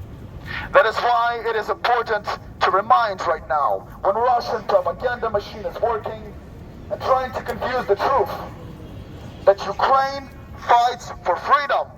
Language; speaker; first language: English; non-native, fluent; Ukrainian